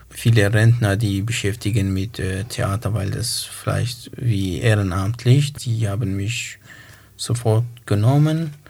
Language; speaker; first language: German; non-native, learner; Kurdish